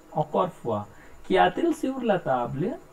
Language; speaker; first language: French; non-native, learner; Hindi